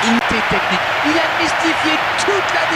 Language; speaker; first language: French; native; French